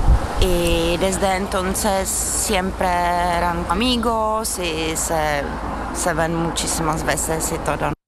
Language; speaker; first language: Spanish; non-native, fluent; Czech